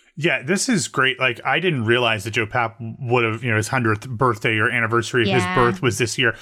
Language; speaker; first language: English; native; English